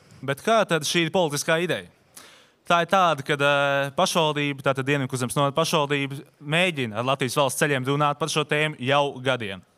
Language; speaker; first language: Latvian; native; Latvian